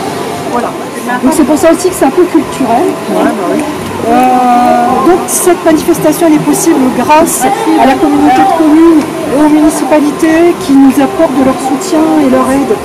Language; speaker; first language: French; native; French